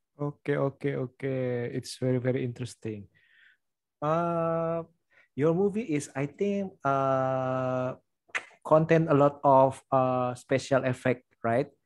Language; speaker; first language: English; non-native, learner; Indonesian